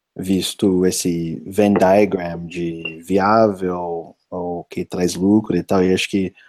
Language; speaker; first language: Portuguese; non-native, fluent; English